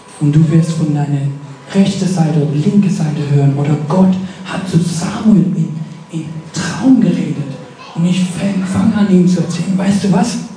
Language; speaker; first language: German; non-native, fluent; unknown